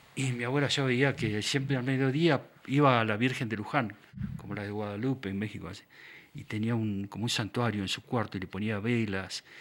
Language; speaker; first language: Spanish; native; Spanish